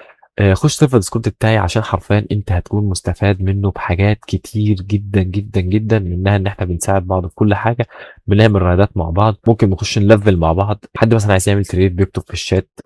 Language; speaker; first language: Arabic; native; Arabic